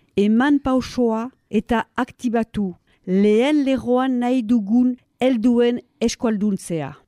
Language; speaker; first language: Basque; non-native, local second language; French